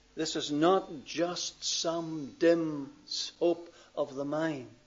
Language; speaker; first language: English; native; English